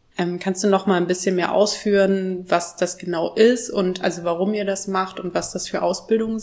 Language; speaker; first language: German; native; German